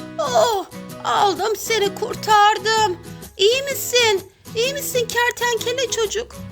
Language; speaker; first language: Turkish; native; Turkish